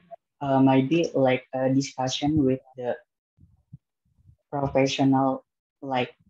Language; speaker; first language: English; non-native, learner; Indonesian